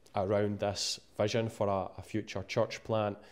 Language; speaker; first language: English; native; English